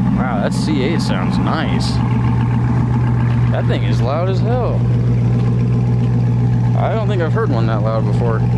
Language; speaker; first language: English; native; English